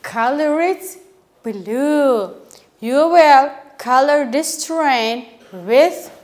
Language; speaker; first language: English; non-native, fluent; Turkish